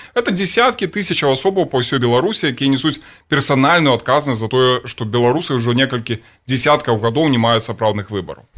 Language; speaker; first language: Belarusian; non-native, local second language; Russian